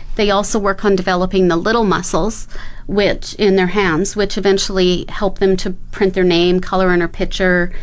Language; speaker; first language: English; native; English